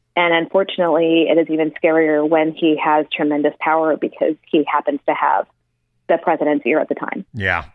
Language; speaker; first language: English; native; English